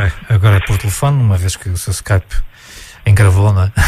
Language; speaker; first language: Portuguese; native; Portuguese